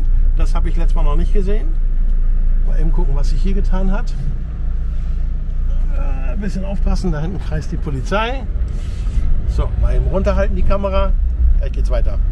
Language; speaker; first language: German; native; German